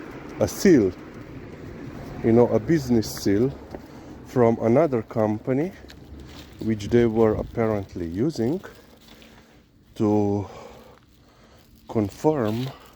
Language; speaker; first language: English; non-native, fluent; Slovenian